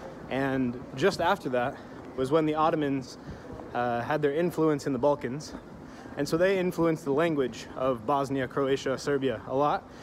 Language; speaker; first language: English; native; English